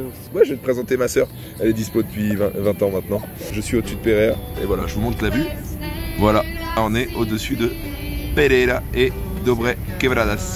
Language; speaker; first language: French; native; French